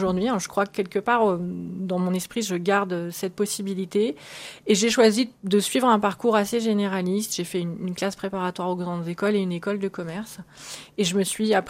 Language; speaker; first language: French; native; French